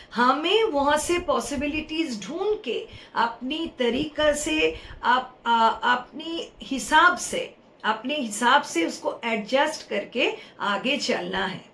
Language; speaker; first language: Hindi; non-native, local second language; Bangla